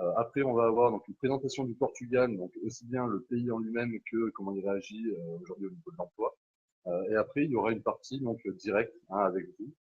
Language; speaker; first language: French; native; French